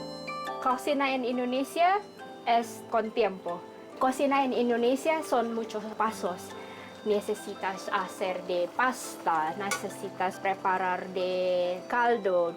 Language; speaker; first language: Spanish; non-native, learner; Indonesian